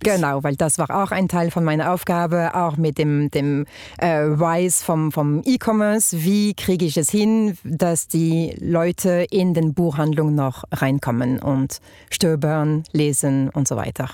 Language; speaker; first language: German; non-native, fluent; French